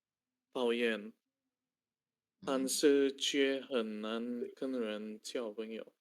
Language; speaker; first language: Chinese; non-native, learner; Indonesian